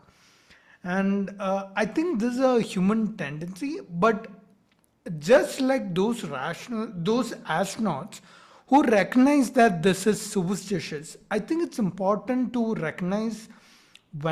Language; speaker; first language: English; non-native, local second language; Malayalam